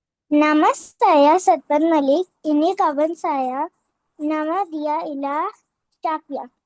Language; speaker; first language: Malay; non-native, learner; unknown